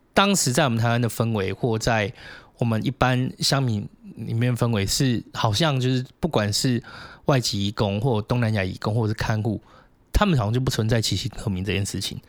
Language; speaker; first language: Chinese; native; Chinese